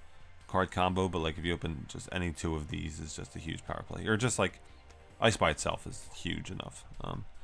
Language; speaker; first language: English; native; English